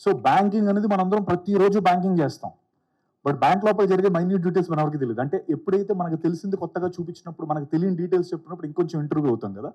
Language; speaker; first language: Telugu; native; Telugu